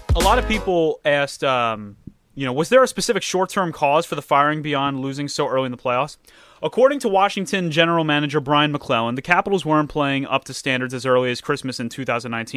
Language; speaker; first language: English; native; English